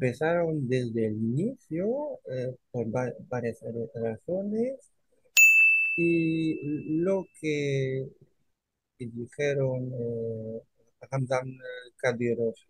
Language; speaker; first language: Spanish; non-native, fluent; French